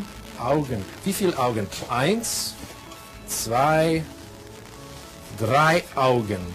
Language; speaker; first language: German; non-native, fluent; English